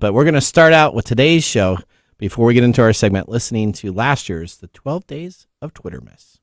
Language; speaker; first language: English; native; English